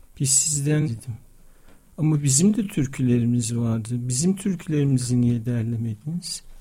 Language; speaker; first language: Turkish; non-native, local second language; Abkhazian